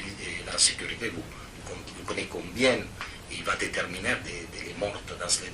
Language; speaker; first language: French; non-native, fluent; Italian